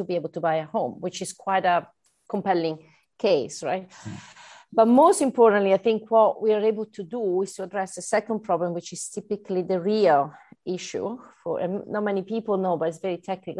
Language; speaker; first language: English; non-native, fluent; Italian